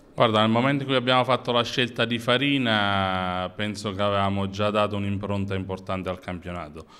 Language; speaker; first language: Italian; native; Italian